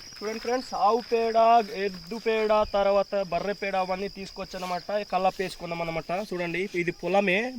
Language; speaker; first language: Telugu; non-native, local second language; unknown